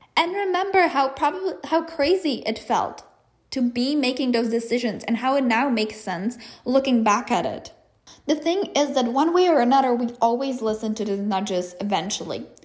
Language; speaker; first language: English; non-native, fluent; Czech